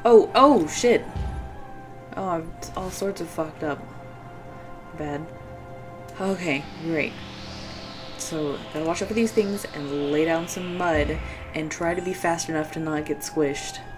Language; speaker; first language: English; native; English